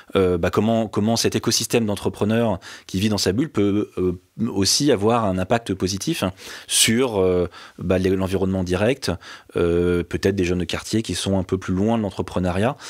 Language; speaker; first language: French; native; French